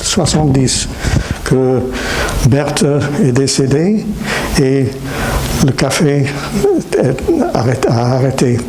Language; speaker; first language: French; non-native, fluent; English